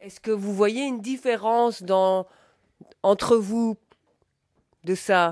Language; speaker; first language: French; native; French